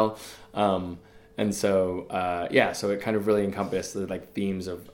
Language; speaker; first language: English; native; English